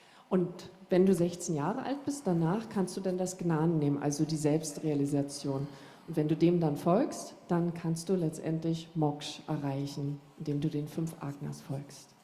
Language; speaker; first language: German; native; German